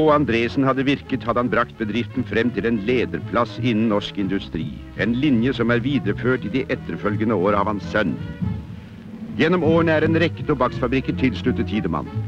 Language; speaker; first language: Norwegian; native; Norwegian